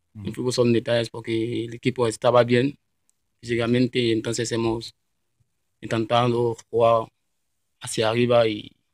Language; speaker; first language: Spanish; non-native, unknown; French